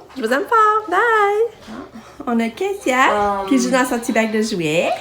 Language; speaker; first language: French; native; French